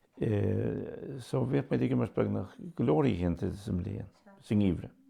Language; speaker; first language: Irish; native; Irish